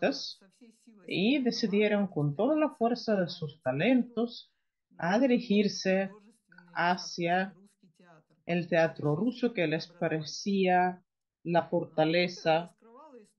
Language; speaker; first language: Spanish; non-native, fluent; Russian